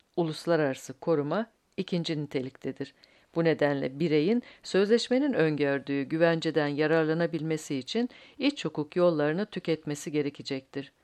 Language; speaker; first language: Turkish; native; Turkish